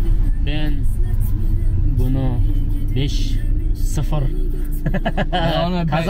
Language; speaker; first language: Turkish; non-native, learner; Kazakh